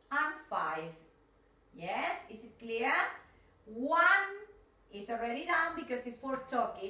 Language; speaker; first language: English; non-native, fluent; Spanish